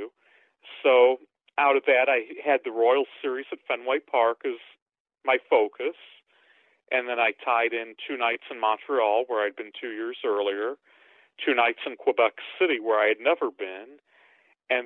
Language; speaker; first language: English; native; English